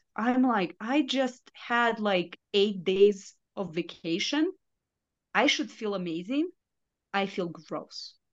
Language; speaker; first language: English; non-native, fluent; Russian